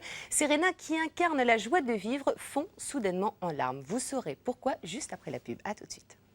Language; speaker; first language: French; native; French